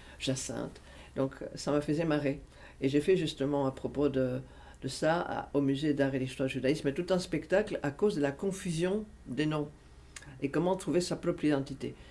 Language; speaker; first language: French; non-native, fluent; Spanish